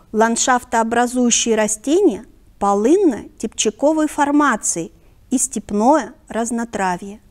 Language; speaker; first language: Russian; non-native, local second language; Kyrgyz